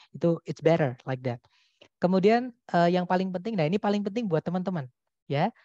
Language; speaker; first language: Indonesian; non-native, local second language; Javanese